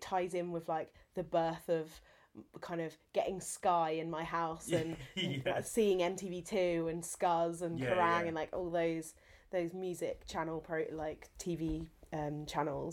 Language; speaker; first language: English; native; English